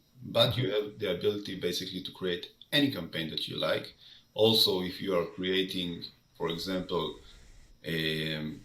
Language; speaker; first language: English; non-native, fluent; Hebrew